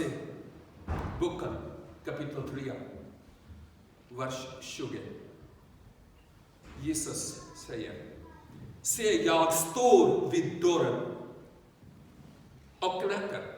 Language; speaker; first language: Swedish; non-native, learner; Urdu